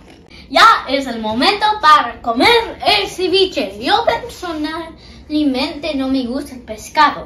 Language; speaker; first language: Spanish; early bilingual, heritage; Spanish